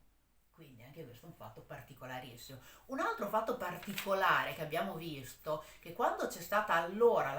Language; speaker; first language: Italian; native; Italian